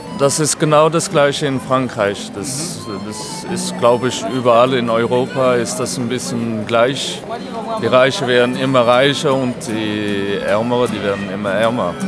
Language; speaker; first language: German; non-native, fluent; French